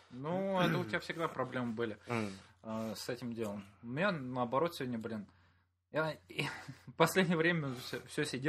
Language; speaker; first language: Russian; native; Russian